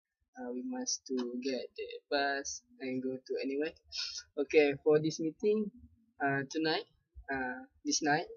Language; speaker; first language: English; non-native, local second language; Malay